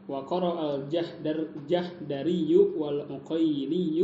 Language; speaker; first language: Arabic; non-native, learner; Indonesian